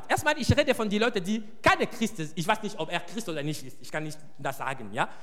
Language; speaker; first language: German; non-native, fluent; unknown